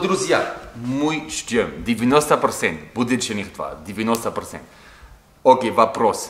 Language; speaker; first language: Russian; non-native, learner; German